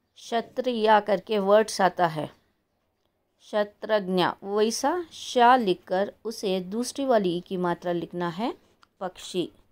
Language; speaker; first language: Hindi; non-native, local second language; Kannada